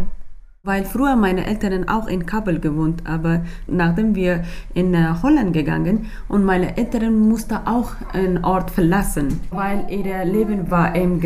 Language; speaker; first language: German; non-native, learner; Persian